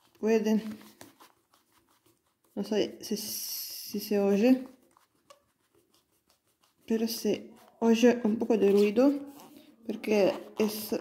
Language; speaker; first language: Spanish; non-native, learner; Italian